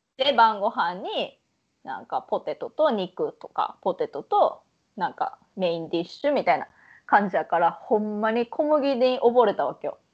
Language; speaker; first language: Japanese; native; Japanese